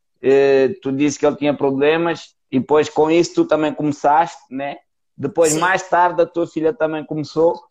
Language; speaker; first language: Portuguese; native; Portuguese